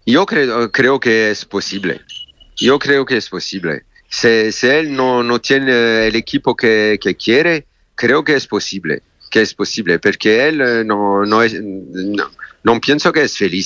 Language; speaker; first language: Spanish; non-native, learner; French